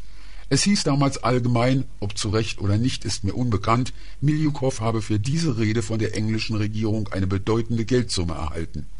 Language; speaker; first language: German; native; German